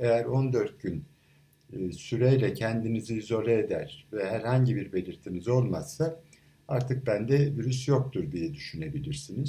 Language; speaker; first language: Turkish; native; Turkish